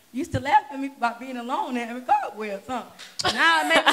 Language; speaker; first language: English; native; English